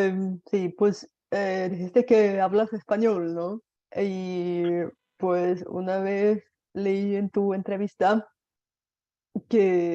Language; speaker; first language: Spanish; non-native, fluent; Bulgarian